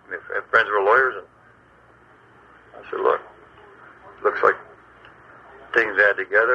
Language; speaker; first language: English; early bilingual, other home language; Spanish